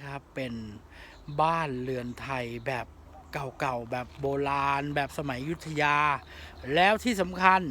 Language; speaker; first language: Thai; native; Thai